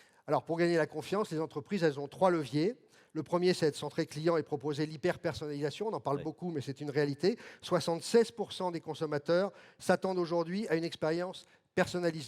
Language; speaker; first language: French; native; French